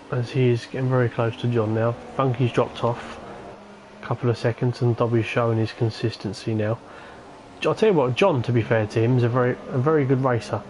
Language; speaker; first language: English; native; English